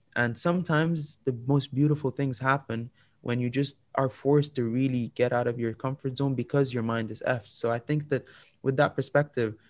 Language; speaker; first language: English; non-native, fluent; Arabic